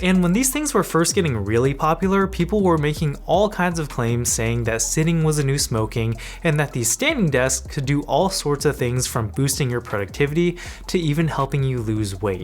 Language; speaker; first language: English; native; English